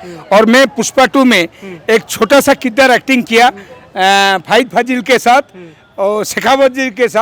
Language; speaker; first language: Hindi; non-native, local second language; Odia